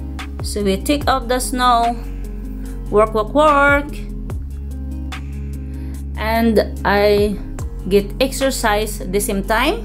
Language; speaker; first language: English; non-native, learner; Filipino